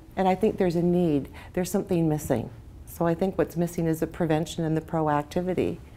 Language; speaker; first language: English; native; English